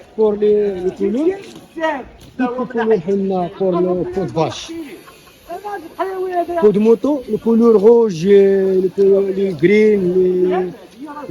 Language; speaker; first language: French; non-native, learner; Arabic